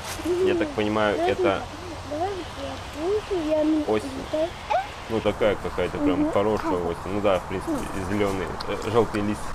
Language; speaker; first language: Russian; native; Russian